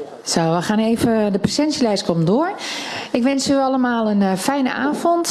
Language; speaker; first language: Dutch; native; Dutch